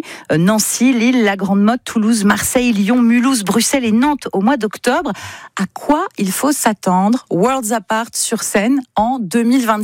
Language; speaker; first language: French; native; French